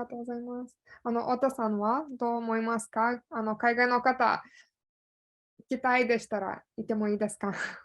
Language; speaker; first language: Japanese; non-native, fluent; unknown